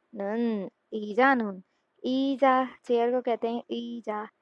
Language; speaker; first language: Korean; non-native, learner; Urdu